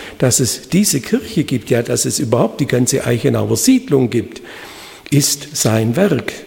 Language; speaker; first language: German; native; German